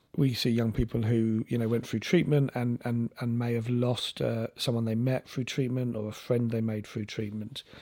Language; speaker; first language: English; native; English